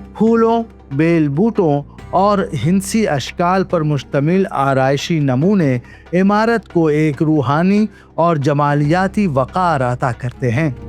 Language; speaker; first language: Urdu; native; Urdu